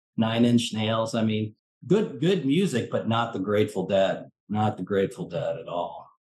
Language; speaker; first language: English; native; English